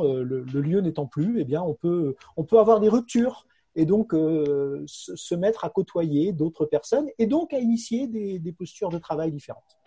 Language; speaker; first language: French; native; French